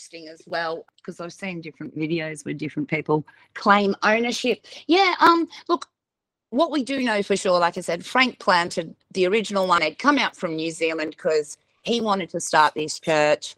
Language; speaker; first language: English; native; English